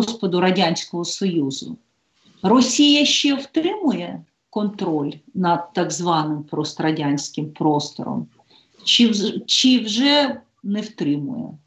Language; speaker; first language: Ukrainian; native; Ukrainian